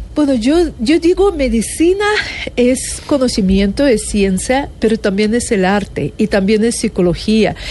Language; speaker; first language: Spanish; non-native, fluent; Russian